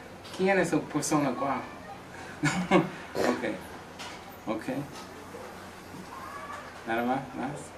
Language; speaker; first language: Spanish; non-native, learner; English